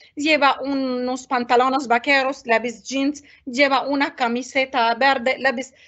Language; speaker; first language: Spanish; non-native, fluent; Arabic